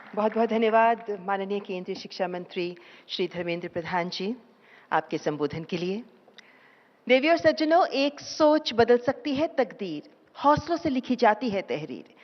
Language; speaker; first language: Hindi; native; Hindi